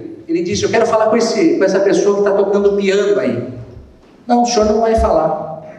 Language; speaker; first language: Portuguese; native; Portuguese